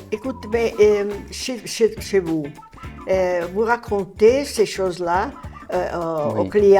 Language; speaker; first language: French; non-native, fluent; Italian